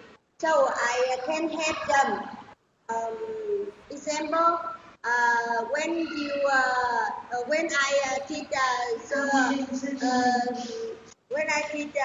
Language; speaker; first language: English; non-native, learner; Vietnamese